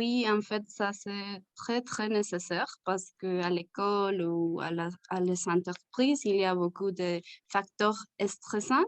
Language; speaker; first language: French; non-native, learner; Spanish